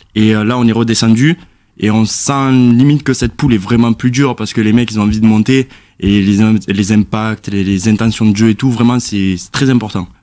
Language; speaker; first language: French; native; French